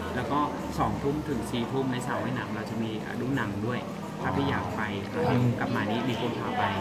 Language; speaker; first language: Thai; non-native, fluent; Vietnamese